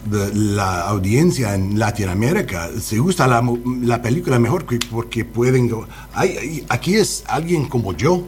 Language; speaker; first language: Spanish; non-native, learner; English